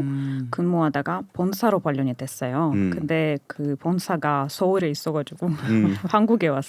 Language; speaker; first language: Korean; non-native, fluent; Russian